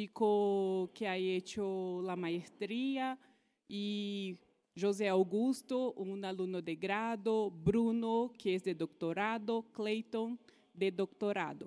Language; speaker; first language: Spanish; non-native, fluent; Portuguese